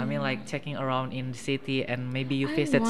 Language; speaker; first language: English; non-native, fluent; Indonesian